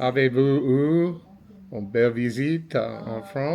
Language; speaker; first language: French; non-native, learner; English